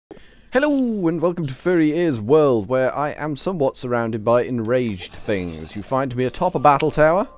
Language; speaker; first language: English; native; English